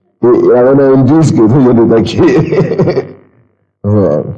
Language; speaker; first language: Russian; non-native, fluent; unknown